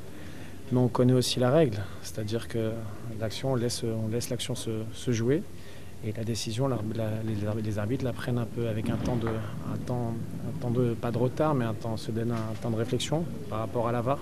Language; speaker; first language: French; native; French